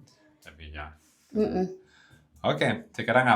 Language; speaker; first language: Indonesian; non-native, learner; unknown